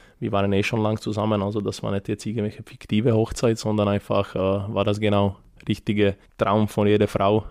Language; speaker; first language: German; non-native, fluent; Serbian